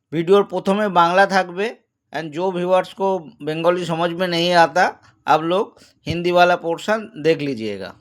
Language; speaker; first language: Hindi; non-native, local second language; Bangla